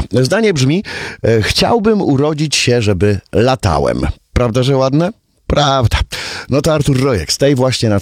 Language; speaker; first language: Polish; native; Polish